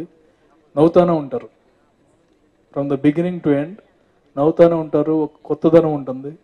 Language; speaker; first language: Telugu; native; Telugu